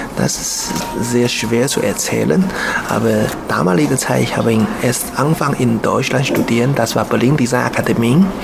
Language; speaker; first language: German; non-native, learner; Chinese